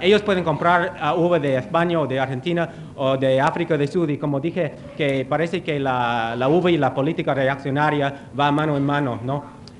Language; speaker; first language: Spanish; non-native, fluent; English